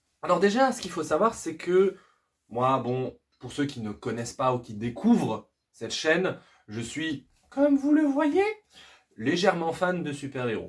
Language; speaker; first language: French; native; French